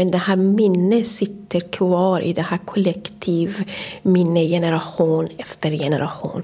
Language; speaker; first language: Swedish; non-native, fluent; Persian